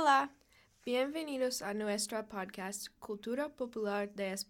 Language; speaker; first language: Spanish; non-native, learner; English